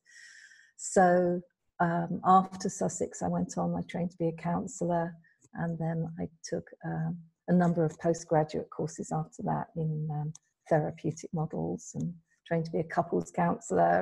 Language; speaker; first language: English; native; English